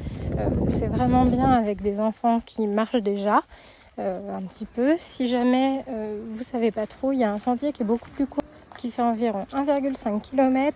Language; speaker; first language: French; native; French